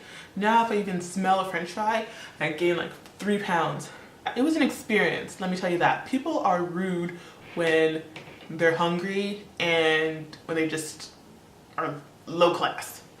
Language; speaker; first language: English; early bilingual, other home language; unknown